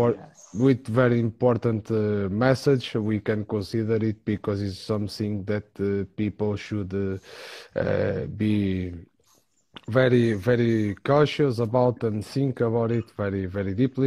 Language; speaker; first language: English; non-native, fluent; Portuguese